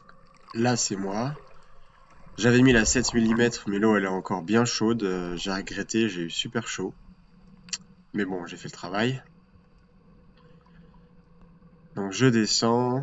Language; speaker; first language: French; native; French